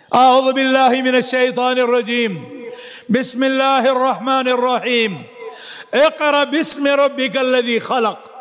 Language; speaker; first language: Urdu; non-native, local second language; Kashmiri